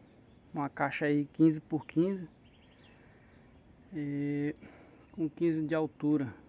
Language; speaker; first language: Portuguese; native; Portuguese